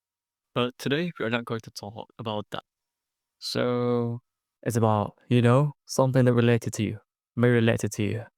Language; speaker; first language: English; non-native, fluent; Indonesian